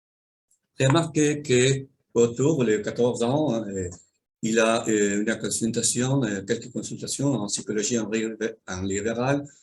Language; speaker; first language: French; non-native, learner; Spanish